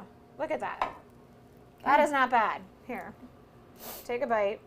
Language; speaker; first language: English; native; English